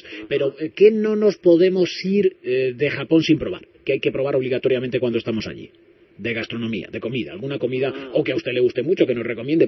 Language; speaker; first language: Spanish; native; Spanish